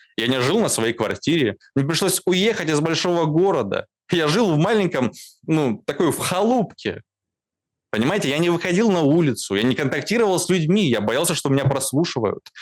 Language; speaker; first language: Russian; native; Russian